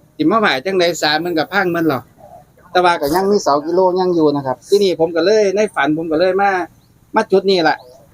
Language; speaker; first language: Thai; native; Thai